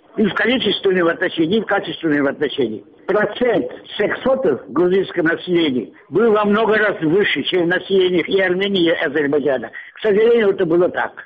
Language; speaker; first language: Russian; non-native, local second language; Georgian